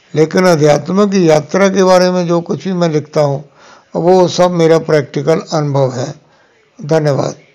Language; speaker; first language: Hindi; non-native, local second language; Punjabi